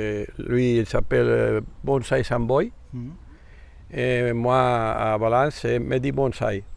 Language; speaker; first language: French; non-native, fluent; Spanish